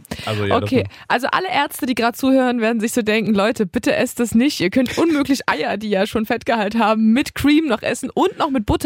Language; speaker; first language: German; native; German